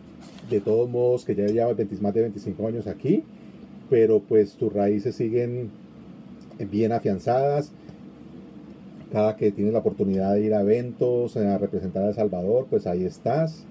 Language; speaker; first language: Spanish; native; Spanish